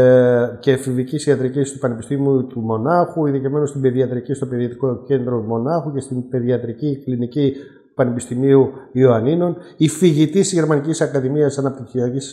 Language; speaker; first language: Greek; native; Greek